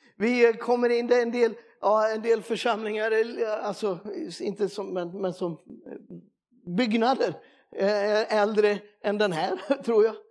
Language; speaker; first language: Swedish; native; Swedish